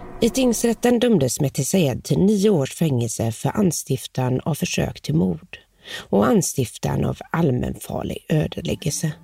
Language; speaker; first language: Swedish; native; Swedish